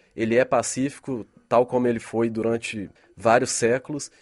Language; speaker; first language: Portuguese; native; Portuguese